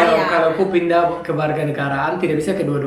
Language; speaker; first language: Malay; non-native, fluent; German